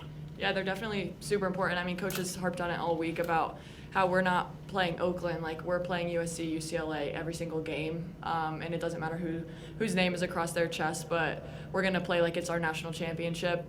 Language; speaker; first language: English; native; English